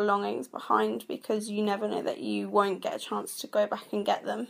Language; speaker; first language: English; non-native, fluent; Arabic